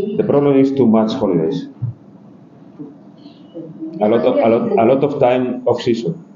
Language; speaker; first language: English; non-native, learner; Spanish